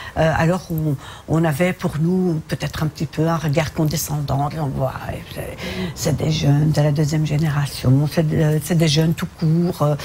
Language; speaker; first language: French; early bilingual, other home language; Arabic